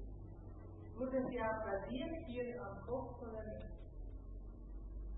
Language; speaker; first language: German; non-native, fluent; Italian